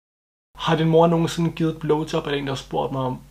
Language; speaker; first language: Danish; early bilingual, other home language; Turkish